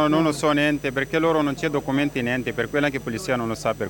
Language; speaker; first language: Italian; non-native, learner; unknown